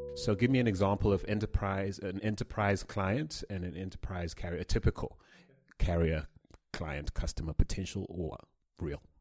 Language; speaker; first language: English; native; English